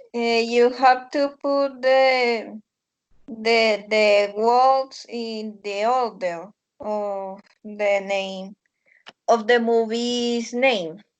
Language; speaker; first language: English; non-native, learner; Spanish